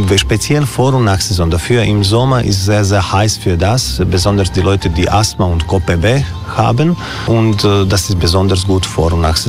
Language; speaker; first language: German; non-native, learner; Croatian